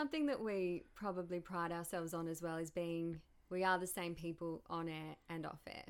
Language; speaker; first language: English; native; English